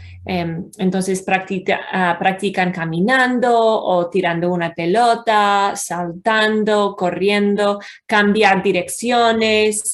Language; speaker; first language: Spanish; non-native, fluent; English